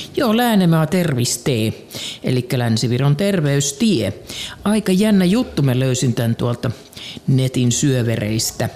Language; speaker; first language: Finnish; native; Finnish